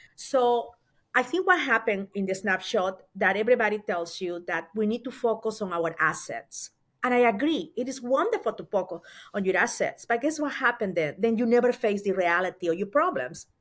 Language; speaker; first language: English; non-native, fluent; Spanish